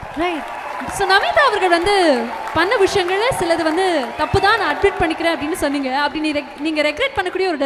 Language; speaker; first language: Tamil; native; Tamil